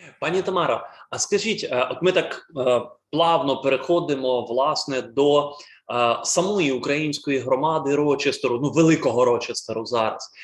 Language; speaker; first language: Ukrainian; native; Ukrainian